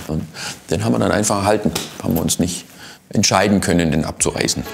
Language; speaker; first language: German; native; German